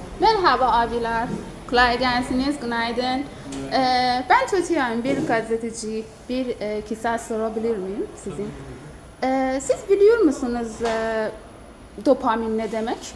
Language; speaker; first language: Turkish; non-native, learner; Persian